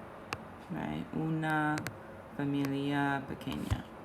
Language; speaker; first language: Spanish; non-native, fluent; English